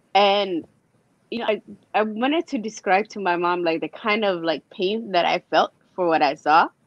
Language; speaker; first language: English; native; English